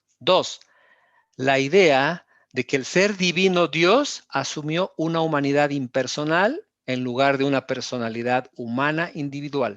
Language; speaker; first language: Spanish; native; Spanish